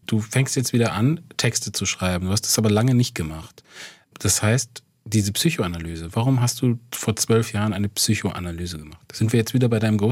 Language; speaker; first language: German; native; German